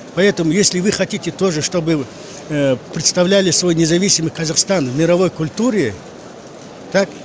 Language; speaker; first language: Russian; non-native, local second language; Kazakh